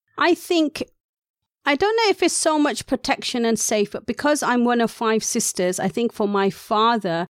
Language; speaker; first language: English; non-native, local second language; Urdu